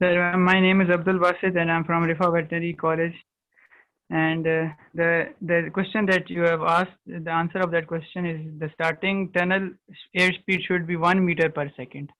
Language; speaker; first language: English; non-native, local second language; Urdu